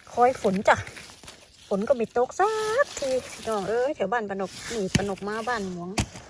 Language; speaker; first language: Thai; native; Thai